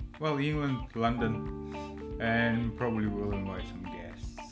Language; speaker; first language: English; non-native, fluent; Lithuanian